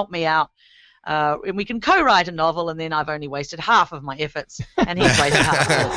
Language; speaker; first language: English; native; English